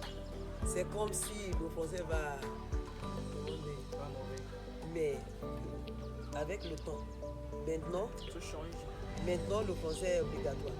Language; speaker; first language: French; non-native, fluent; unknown